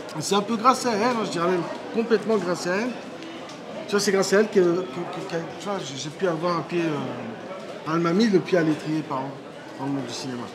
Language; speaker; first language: French; early bilingual, other home language; Riffian